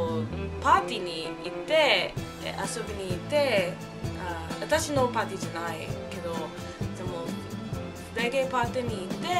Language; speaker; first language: Japanese; non-native, learner; English